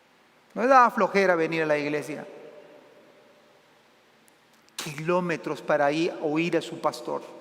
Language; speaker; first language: Spanish; native; Spanish